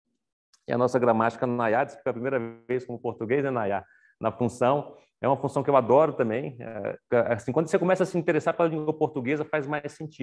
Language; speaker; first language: Portuguese; native; Portuguese